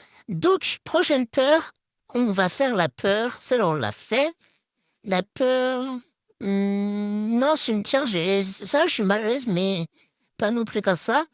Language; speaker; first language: French; native; French